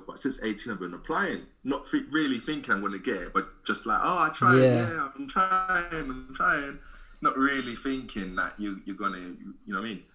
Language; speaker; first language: English; native; English